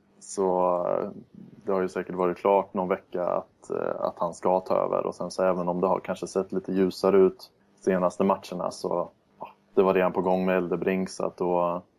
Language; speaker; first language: Swedish; native; Swedish